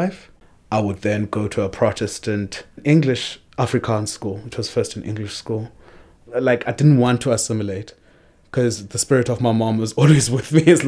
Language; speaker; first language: English; non-native, local second language; Xhosa